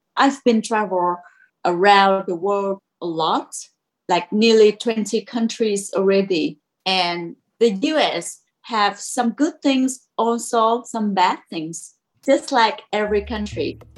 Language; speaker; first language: English; non-native, learner; Vietnamese